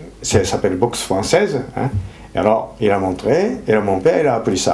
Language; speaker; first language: French; non-native, fluent; Japanese